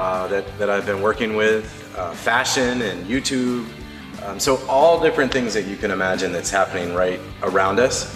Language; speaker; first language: English; native; English